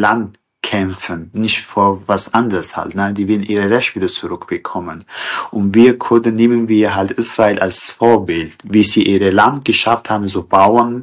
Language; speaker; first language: German; non-native, learner; Kurdish